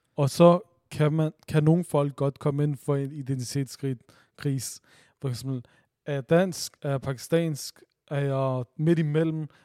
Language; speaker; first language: Danish; early bilingual, other home language; Urdu